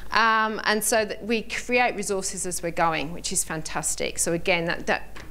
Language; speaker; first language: English; native; English